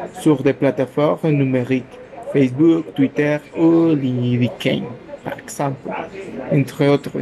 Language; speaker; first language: French; non-native, learner; Spanish